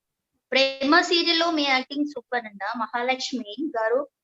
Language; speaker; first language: Telugu; non-native, learner; Malayalam